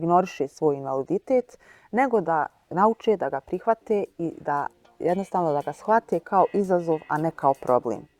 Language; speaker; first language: Bosnian; native; Bosnian